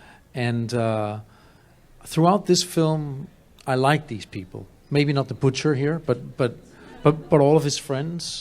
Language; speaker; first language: English; non-native, fluent; Danish